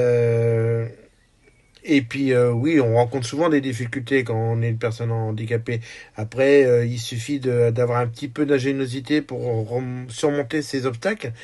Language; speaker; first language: French; native; French